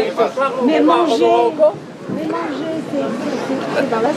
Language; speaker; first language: French; native; French